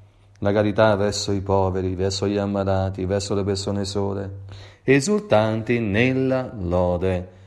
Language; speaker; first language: Italian; native; Italian